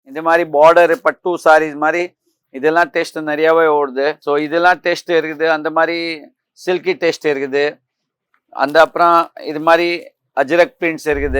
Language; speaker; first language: Tamil; non-native, fluent; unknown